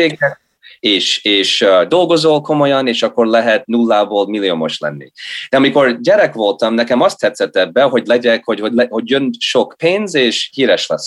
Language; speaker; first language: Hungarian; early bilingual, heritage; Hungarian